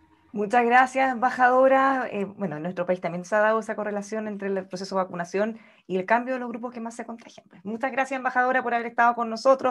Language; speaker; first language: Spanish; native; Spanish